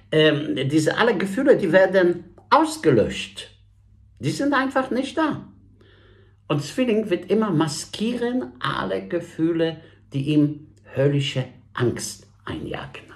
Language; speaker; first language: German; non-native, fluent; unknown